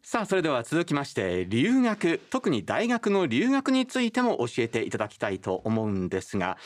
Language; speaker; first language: Japanese; native; Japanese